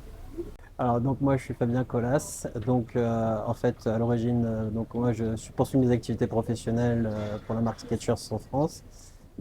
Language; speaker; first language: French; native; French